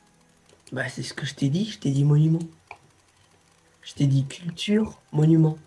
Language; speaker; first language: French; native; French